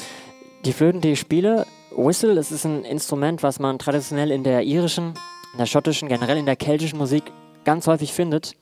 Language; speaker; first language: German; native; German